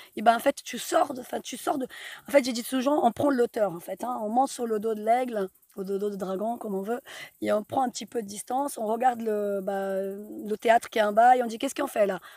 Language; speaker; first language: French; non-native, fluent; Portuguese